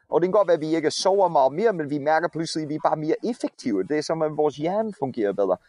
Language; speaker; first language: Danish; non-native, fluent; English